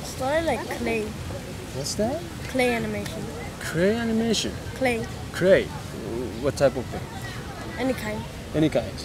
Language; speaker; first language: English; non-native, learner; Japanese